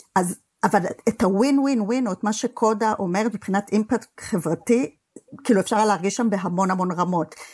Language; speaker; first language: Hebrew; native; Hebrew